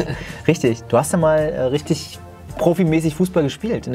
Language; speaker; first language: German; native; German